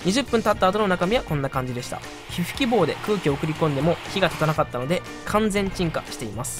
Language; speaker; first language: Japanese; native; Japanese